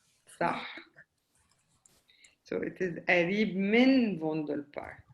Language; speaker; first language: Arabic; native; Arabic